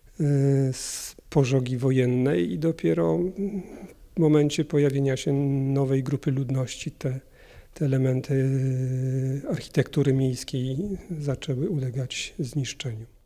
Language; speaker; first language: Polish; native; Polish